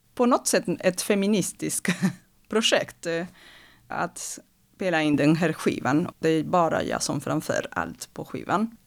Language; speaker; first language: Swedish; non-native, fluent; Spanish